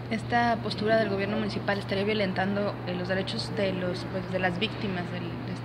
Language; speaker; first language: Spanish; native; Spanish